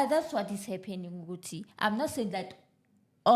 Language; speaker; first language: English; non-native, local second language; Zulu